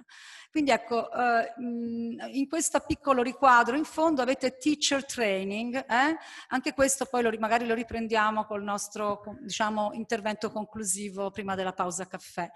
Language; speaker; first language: Italian; native; Italian